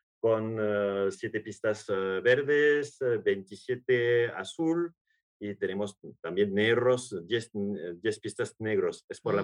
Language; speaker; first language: Spanish; non-native, learner; French